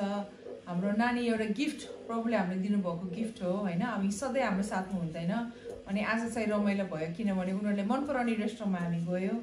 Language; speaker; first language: Nepali; non-native, learner; English